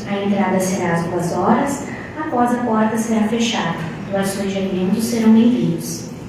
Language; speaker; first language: Portuguese; native; Portuguese